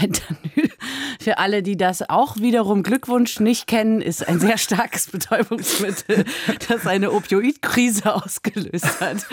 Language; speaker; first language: German; native; German